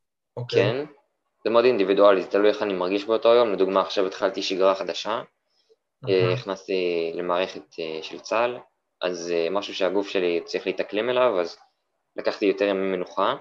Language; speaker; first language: Hebrew; native; Hebrew